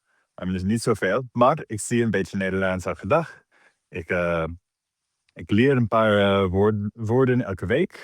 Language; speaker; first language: Dutch; non-native, learner; English